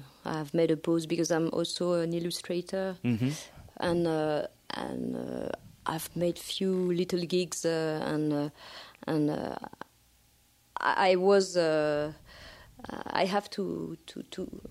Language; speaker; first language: English; non-native, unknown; French